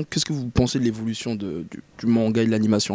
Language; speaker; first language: French; native; French